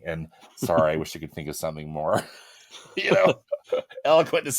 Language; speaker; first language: English; native; English